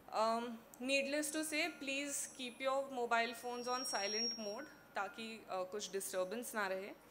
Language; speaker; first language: Hindi; non-native, local second language; Marathi